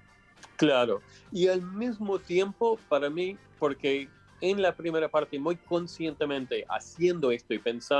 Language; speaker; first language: Spanish; non-native, fluent; English